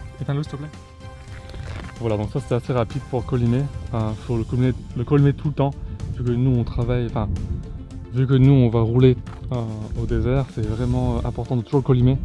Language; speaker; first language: French; native; French